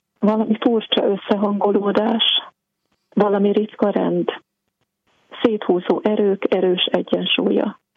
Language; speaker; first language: Hungarian; native; Hungarian